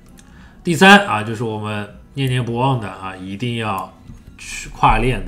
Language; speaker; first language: Chinese; native; Chinese